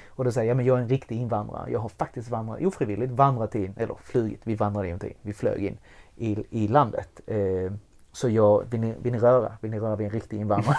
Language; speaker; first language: Swedish; early bilingual, other home language; Spanish